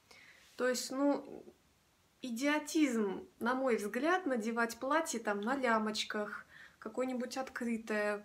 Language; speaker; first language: Russian; native; Russian